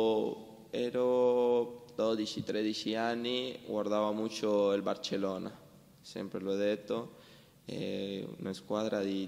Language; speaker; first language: Italian; non-native, learner; Spanish